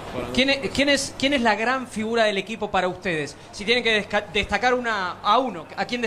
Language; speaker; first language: Spanish; native; Spanish